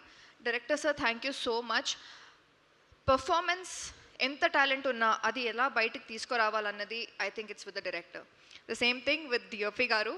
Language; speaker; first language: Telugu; non-native, local second language; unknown